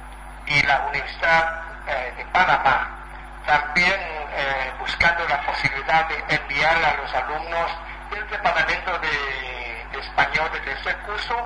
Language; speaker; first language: Spanish; non-native, fluent; Chinese